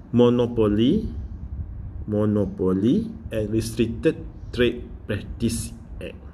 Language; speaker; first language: English; non-native, local second language; Malay